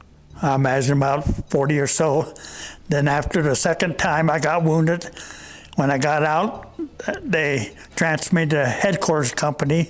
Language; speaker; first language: English; native; English